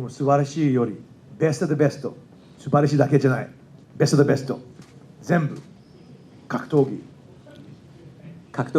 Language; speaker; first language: Japanese; non-native, learner; Thai